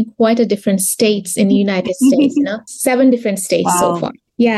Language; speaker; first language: English; non-native, local second language; Bangla